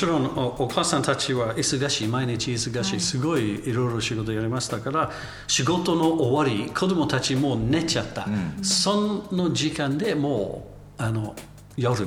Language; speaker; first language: Japanese; non-native, learner; English